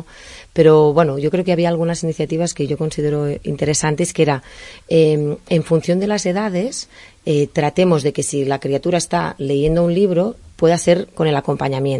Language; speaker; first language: Spanish; native; Spanish